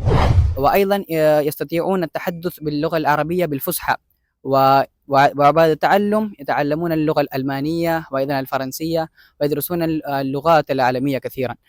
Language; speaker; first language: Arabic; non-native, fluent; Malayalam